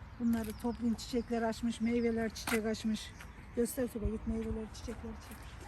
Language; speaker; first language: Turkish; native; Turkish